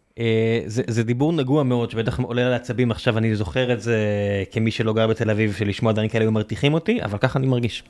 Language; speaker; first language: Hebrew; native; Hebrew